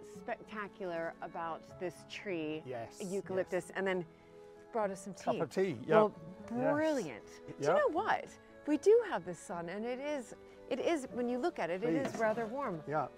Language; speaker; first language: English; native; English